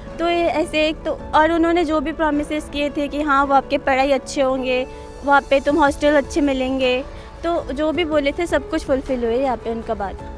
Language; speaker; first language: Hindi; non-native, local second language; Bangla